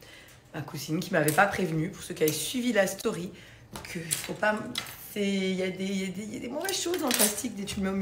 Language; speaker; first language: French; native; French